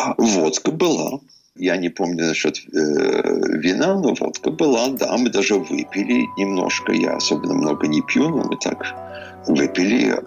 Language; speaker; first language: Russian; early bilingual, heritage; Russian